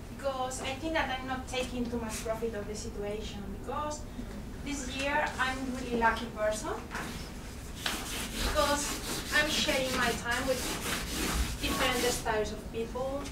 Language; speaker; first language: English; non-native, fluent; Spanish